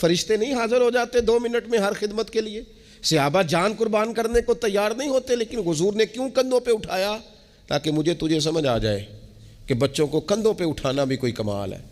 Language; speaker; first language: Urdu; non-native, local second language; Punjabi